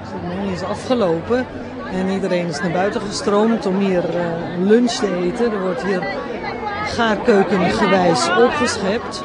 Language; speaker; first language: Dutch; native; Dutch